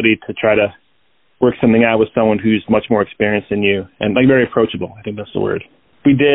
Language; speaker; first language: English; native; English